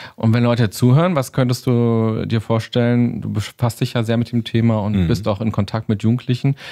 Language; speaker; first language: German; native; German